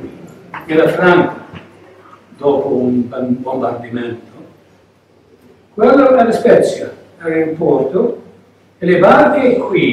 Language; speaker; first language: Italian; non-native, learner; English